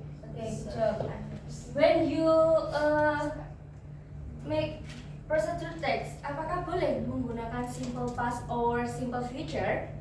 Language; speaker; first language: English; non-native, learner; Indonesian